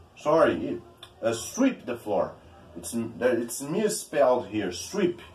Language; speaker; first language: English; non-native, fluent; Portuguese